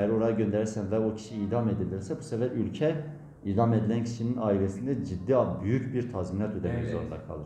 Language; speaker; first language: Turkish; native; Turkish